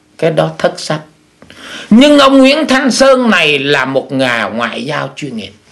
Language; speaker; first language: Vietnamese; native; Vietnamese